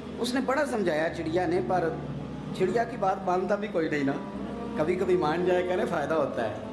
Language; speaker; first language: Urdu; non-native, local second language; Punjabi